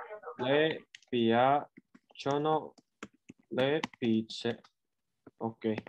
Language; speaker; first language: Italian; non-native, fluent; Indonesian